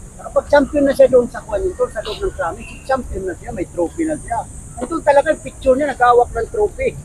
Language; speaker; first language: Filipino; native; Filipino